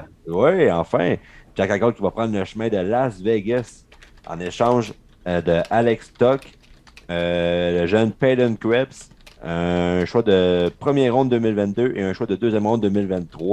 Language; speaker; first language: French; native; French